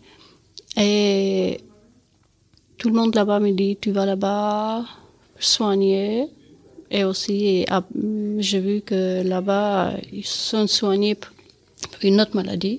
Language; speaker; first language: French; non-native, learner; Albanian